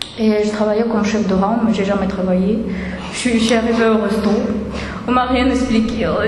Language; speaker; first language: French; non-native, fluent; Russian